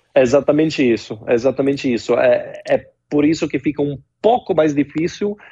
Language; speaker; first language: Portuguese; non-native, fluent; Italian